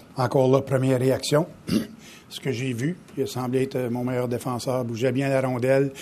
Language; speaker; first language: French; native; French